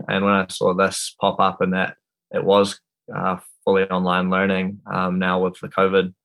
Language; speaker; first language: English; native; English